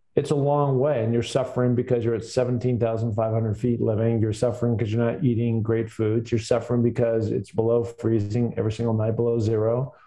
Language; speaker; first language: English; native; English